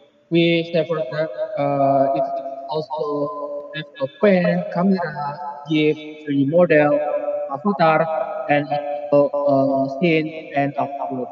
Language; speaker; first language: English; non-native, learner; Indonesian